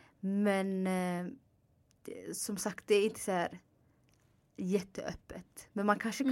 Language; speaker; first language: Swedish; non-native, fluent; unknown